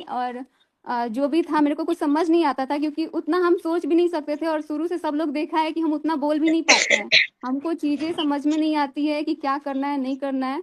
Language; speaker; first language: Hindi; native; Hindi